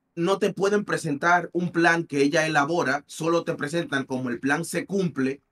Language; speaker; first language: Spanish; native; Spanish